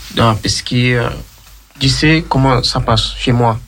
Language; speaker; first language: French; non-native, learner; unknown